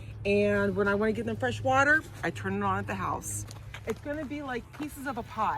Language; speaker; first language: English; native; English